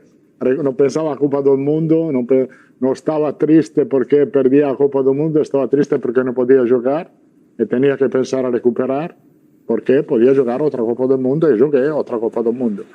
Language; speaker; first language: Portuguese; non-native, learner; Italian